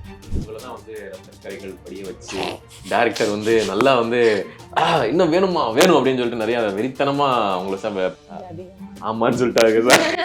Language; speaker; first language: Tamil; native; Tamil